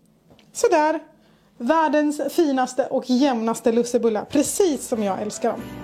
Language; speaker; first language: Swedish; native; Swedish